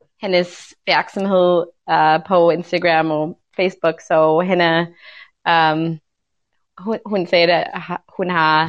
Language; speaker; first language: Danish; non-native, learner; English